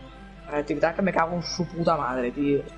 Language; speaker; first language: Spanish; native; Spanish